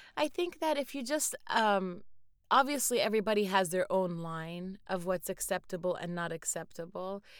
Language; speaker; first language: English; native; English